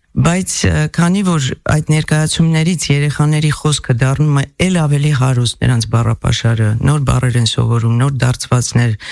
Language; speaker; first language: Armenian; native; Armenian